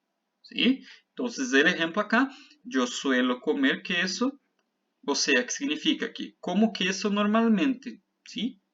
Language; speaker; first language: Spanish; non-native, fluent; Portuguese